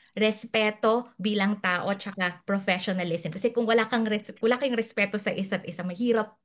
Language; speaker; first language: Filipino; native; Filipino